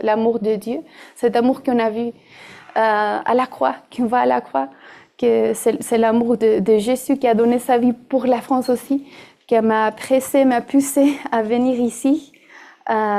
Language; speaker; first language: French; non-native, fluent; Spanish